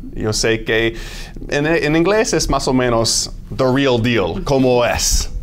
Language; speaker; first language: Spanish; non-native, fluent; English